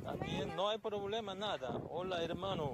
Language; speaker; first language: Spanish; non-native, learner; Korean